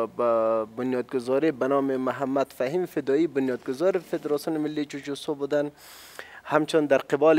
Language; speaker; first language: Persian; native; Persian